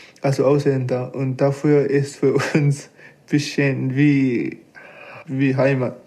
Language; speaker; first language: German; non-native, learner; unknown